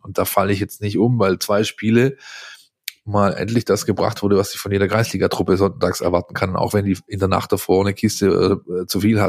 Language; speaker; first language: German; native; German